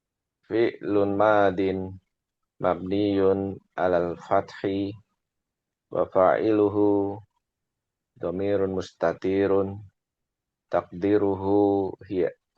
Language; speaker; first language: Arabic; non-native, learner; Indonesian